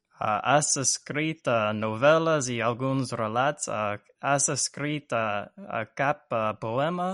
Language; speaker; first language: Catalan; non-native, learner; English